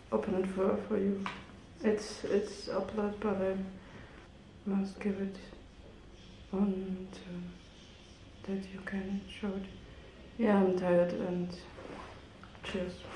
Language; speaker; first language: English; non-native, learner; German